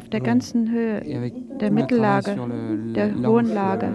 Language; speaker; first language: German; native; German